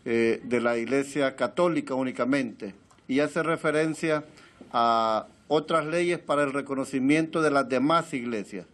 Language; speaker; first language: Spanish; native; Spanish